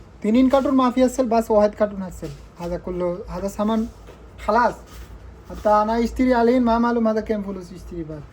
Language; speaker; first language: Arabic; non-native, learner; Bangla